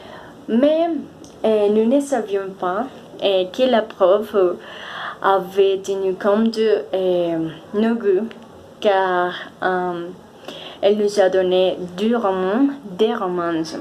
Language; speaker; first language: French; non-native, fluent; Spanish